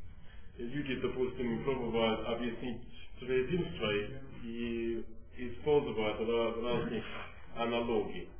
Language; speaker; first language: Russian; non-native, fluent; English